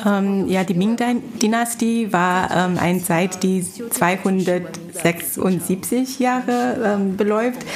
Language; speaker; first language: German; non-native, fluent; Chinese